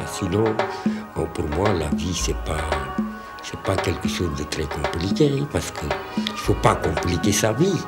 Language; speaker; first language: French; non-native, local second language; Wolof